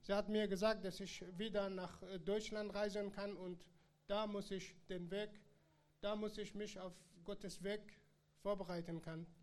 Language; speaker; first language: German; non-native, learner; Persian